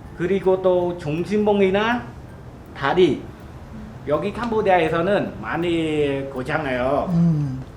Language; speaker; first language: Korean; non-native, learner; Khmer